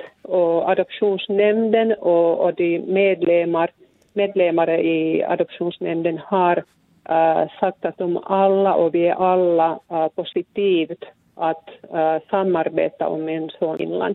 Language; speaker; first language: Swedish; non-native, local second language; Finnish